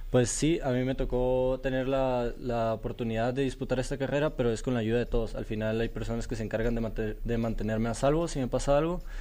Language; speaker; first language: Spanish; native; Spanish